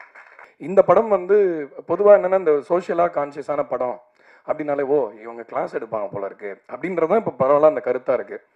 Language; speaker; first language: Tamil; native; Tamil